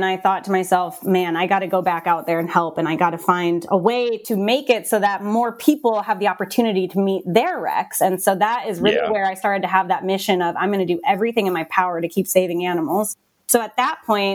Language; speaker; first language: English; native; English